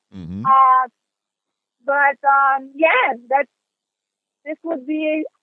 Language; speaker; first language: English; non-native, fluent; Polish